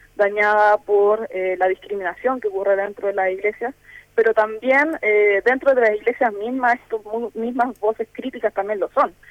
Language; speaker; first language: Spanish; native; Spanish